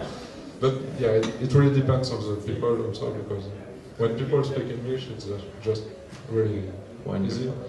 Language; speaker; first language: English; non-native, learner; French